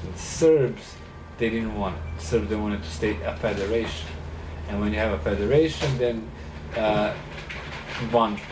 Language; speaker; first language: English; non-native, fluent; Serbian